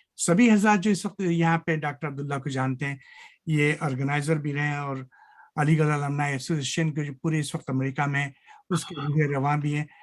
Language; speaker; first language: Urdu; native; Urdu